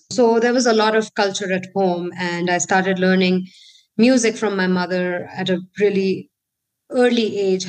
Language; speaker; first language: English; non-native, local second language; Hindi